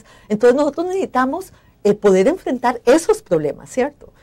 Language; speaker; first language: Spanish; native; Spanish